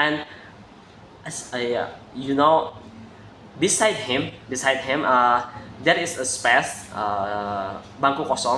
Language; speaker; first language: English; non-native, learner; Indonesian